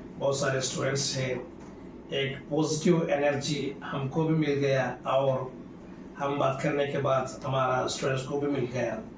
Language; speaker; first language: Urdu; native; Urdu